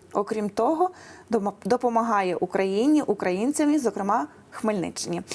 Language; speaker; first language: Ukrainian; native; Ukrainian